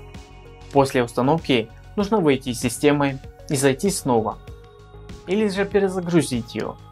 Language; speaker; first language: Russian; native; Russian